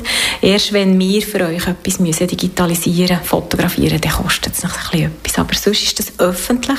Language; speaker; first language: German; native; German